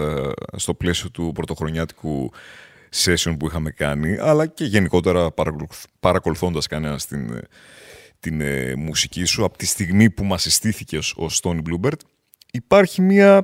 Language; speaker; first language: Greek; native; Greek